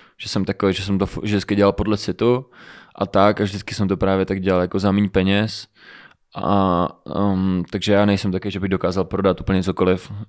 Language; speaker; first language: Czech; early bilingual, other home language; Romanian